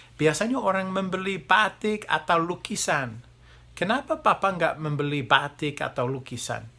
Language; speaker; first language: Indonesian; non-native, fluent; English